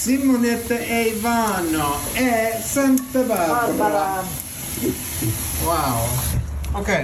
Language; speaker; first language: Italian; non-native, learner; English